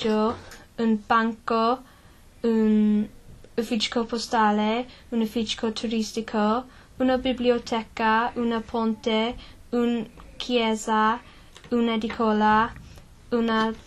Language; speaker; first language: Italian; non-native, learner; English